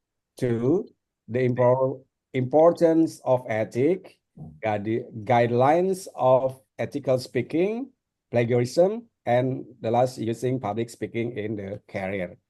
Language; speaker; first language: English; non-native, learner; Indonesian